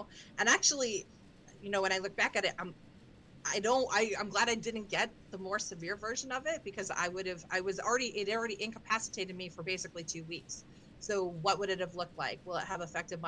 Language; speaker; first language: English; native; English